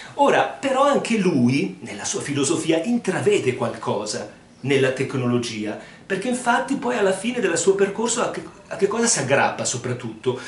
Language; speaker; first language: Italian; non-native, fluent; Spanish